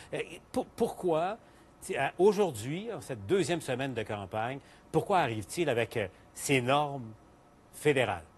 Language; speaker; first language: French; native; French